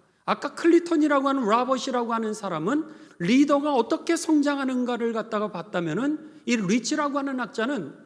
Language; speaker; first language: Korean; native; Korean